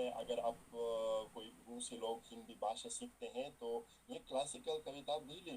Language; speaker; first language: Hindi; non-native, fluent; Russian